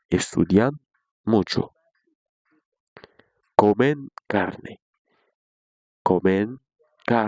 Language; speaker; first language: Spanish; non-native, learner; Haitian Creole